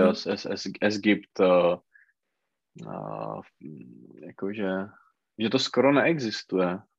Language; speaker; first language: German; non-native, learner; Czech